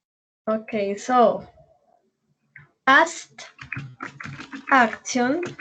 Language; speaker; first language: English; non-native, learner; Spanish